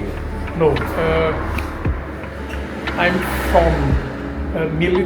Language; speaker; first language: English; non-native, learner; Portuguese